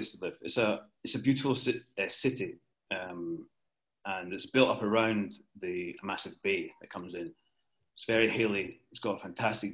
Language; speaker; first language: English; native; English